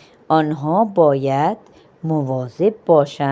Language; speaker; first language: Persian; non-native, fluent; Urdu